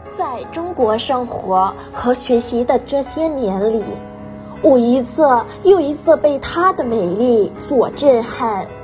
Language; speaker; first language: Chinese; non-native, fluent; Vietnamese